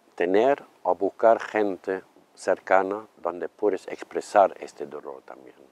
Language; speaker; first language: Spanish; non-native, fluent; German